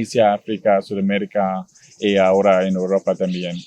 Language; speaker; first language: Spanish; non-native, learner; English